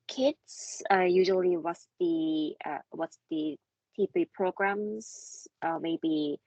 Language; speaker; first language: English; non-native, learner; Korean